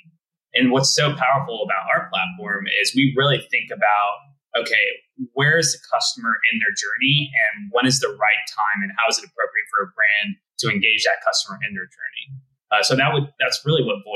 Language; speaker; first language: English; native; English